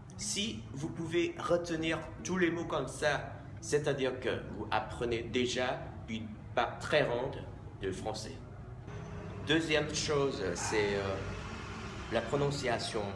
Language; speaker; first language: French; non-native, fluent; Vietnamese